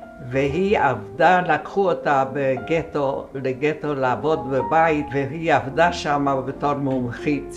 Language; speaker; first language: Hebrew; non-native, fluent; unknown